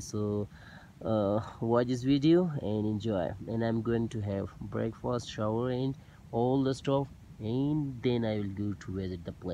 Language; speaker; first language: English; non-native, local second language; Urdu